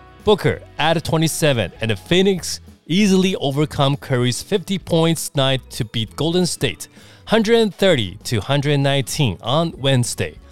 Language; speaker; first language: English; non-native, fluent; Chinese